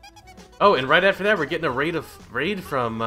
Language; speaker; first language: English; native; English